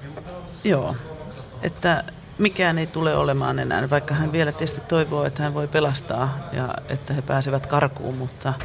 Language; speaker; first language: Finnish; native; Finnish